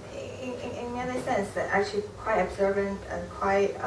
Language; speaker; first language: English; non-native, fluent; Chinese